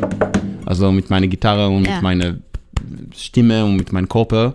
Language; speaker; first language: German; non-native, learner; Hebrew